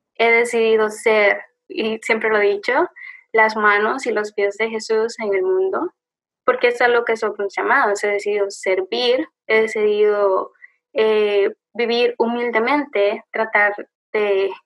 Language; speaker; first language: Spanish; native; Spanish